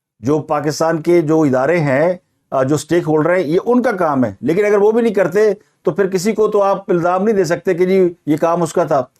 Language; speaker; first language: Urdu; non-native, local second language; Punjabi